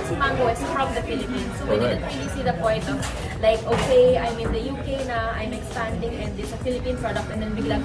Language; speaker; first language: English; non-native, local second language; Cebuano